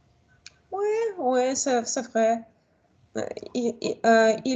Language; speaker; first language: French; non-native, learner; Russian